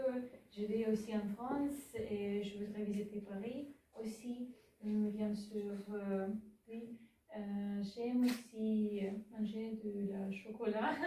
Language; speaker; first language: French; non-native, learner; Ukrainian